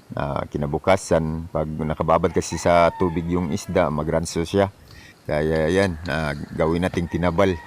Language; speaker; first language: Filipino; non-native, local second language; Cebuano